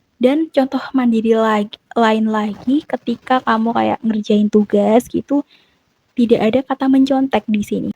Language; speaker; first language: Indonesian; non-native, local second language; Javanese